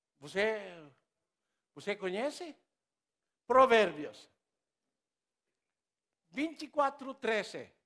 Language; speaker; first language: Portuguese; non-native, learner; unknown